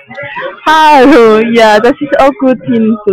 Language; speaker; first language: German; non-native, learner; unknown